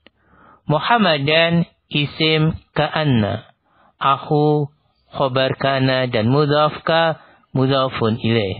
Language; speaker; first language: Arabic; non-native, fluent; Indonesian